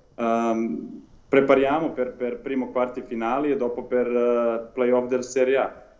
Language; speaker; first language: Italian; non-native, learner; Serbian